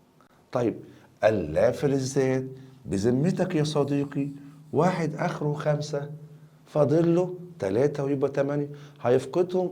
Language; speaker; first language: Arabic; native; Arabic